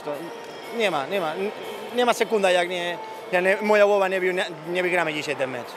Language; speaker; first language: Polish; non-native, learner; Spanish